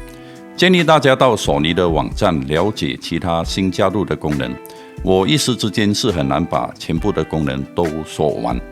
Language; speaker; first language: Chinese; native; Chinese